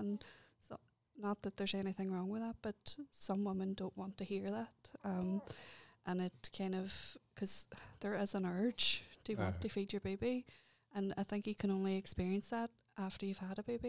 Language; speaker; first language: English; native; English